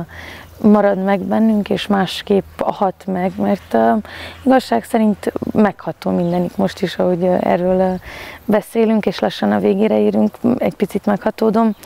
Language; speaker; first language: Hungarian; native; Hungarian